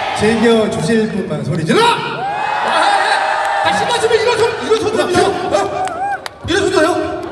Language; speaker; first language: Korean; native; Korean